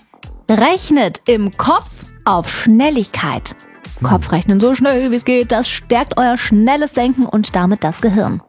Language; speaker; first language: German; native; German